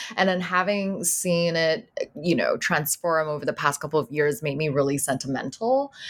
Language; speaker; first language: English; non-native, local second language; Cantonese